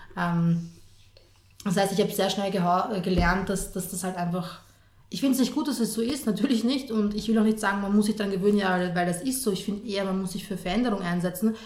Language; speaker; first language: German; early bilingual, other home language; Serbian